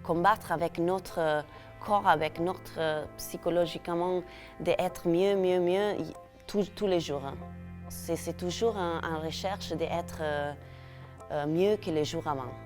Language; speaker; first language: French; non-native, fluent; Italian